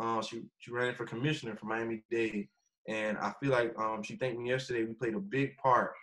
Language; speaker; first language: English; native; English